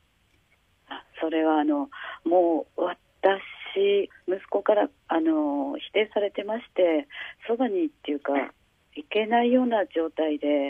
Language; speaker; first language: Japanese; native; Japanese